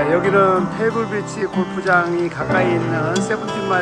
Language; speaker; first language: Korean; native; Korean